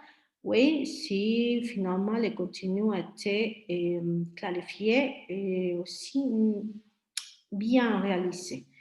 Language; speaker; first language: French; non-native, fluent; Spanish